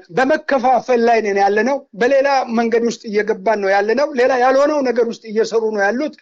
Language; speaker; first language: Amharic; non-native, local second language; Wolaytta